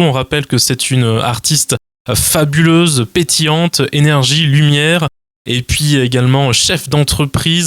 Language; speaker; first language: French; native; French